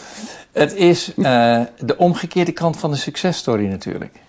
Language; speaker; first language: Dutch; native; Dutch